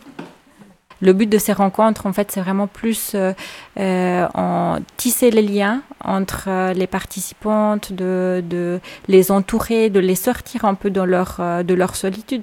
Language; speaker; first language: French; native; French